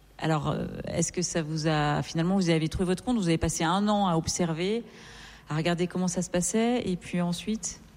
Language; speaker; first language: French; native; French